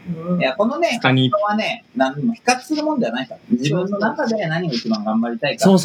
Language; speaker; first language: Japanese; native; Japanese